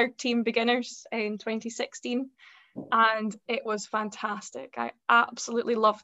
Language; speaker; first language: English; native; English